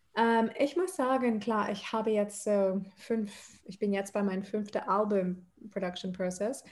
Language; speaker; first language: German; non-native, fluent; English